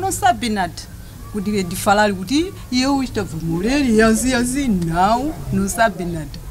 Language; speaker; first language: Portuguese; non-native, learner; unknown